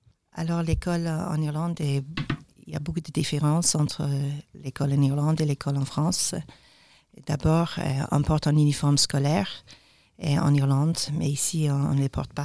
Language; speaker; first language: French; non-native, learner; English